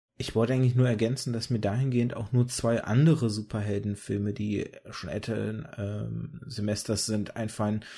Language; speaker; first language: German; early bilingual, other home language; Russian